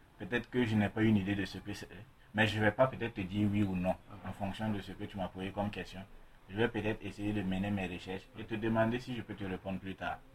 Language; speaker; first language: French; non-native, local second language; Mossi